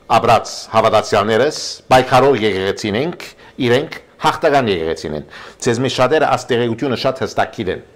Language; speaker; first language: Armenian; early bilingual, heritage; Armenian